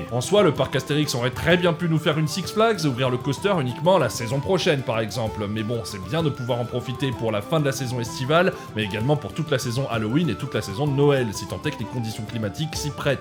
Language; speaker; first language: French; native; French